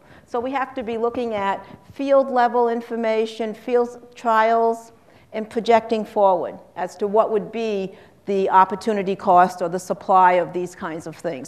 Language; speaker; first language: English; native; English